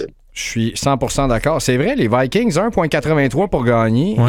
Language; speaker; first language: French; native; French